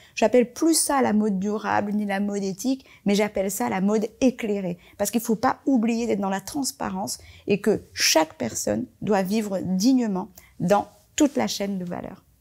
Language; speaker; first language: French; early bilingual, other home language; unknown